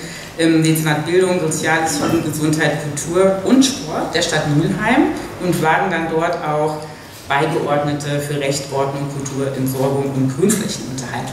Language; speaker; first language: German; native; German